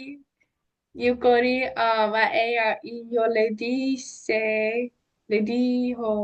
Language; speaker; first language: Spanish; non-native, learner; English